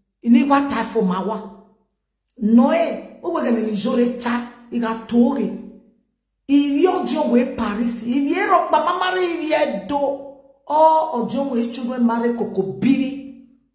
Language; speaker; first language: English; non-native, local second language; Bini